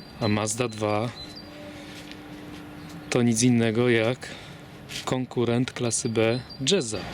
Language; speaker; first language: Polish; native; Polish